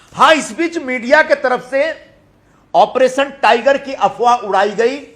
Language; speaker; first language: Hindi; non-native, local second language; Marathi